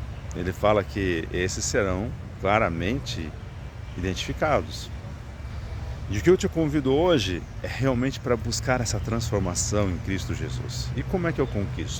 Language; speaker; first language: Portuguese; native; Portuguese